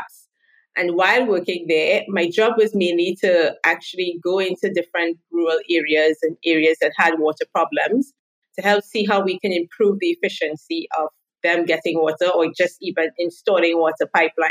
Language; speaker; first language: English; native; English